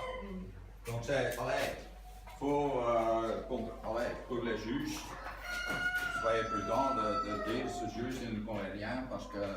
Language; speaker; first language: French; non-native, local second language; Dutch